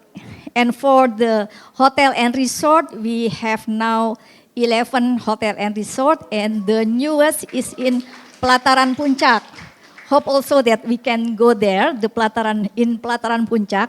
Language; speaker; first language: English; non-native, fluent; Indonesian